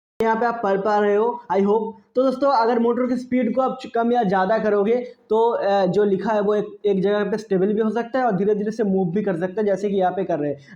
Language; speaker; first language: Hindi; non-native, local second language; Bangla